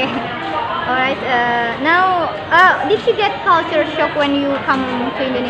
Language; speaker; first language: English; non-native, learner; Indonesian